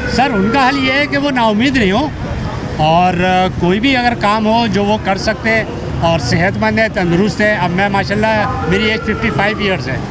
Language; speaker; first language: Urdu; native; Urdu